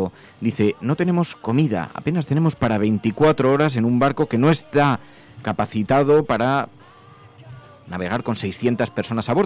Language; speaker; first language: Spanish; native; Spanish